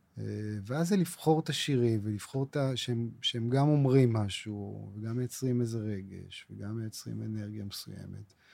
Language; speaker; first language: Hebrew; native; Hebrew